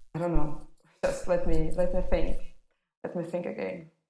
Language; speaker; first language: English; non-native, fluent; Russian